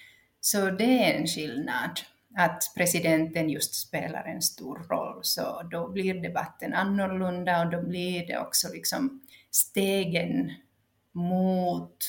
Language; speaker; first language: Swedish; non-native, local second language; Finnish